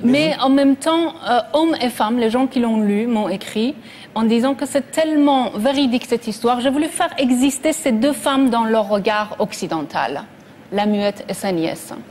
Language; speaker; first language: French; non-native, fluent; Persian